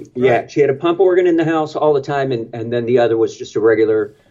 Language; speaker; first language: English; native; English